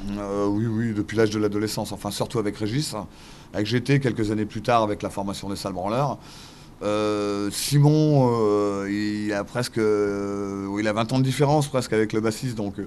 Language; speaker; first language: French; native; French